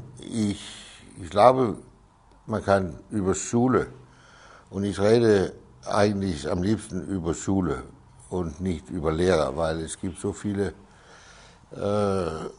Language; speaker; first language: German; non-native, fluent; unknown